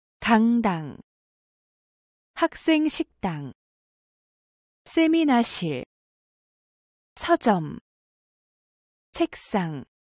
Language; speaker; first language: Korean; non-native, fluent; Vietnamese